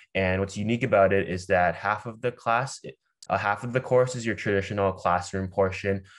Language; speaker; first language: English; native; English